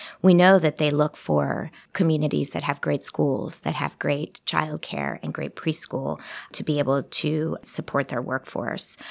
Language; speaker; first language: English; early bilingual, other home language; Spanish